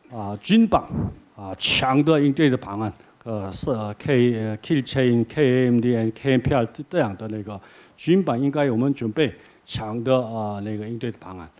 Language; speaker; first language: Chinese; non-native, learner; Korean